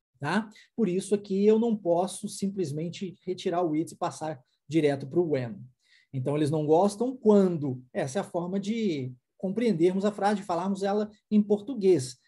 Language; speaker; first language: Portuguese; non-native, fluent; English